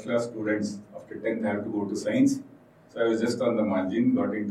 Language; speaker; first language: English; non-native, local second language; Kannada